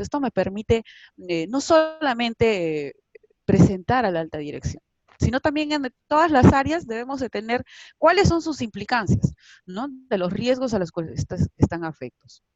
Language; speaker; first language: Spanish; native; Spanish